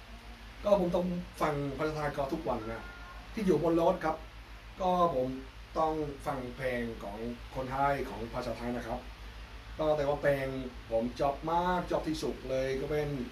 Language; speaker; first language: Thai; non-native, learner; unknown